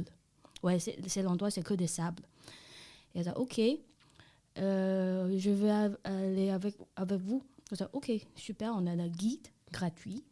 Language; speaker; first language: French; non-native, learner; Chinese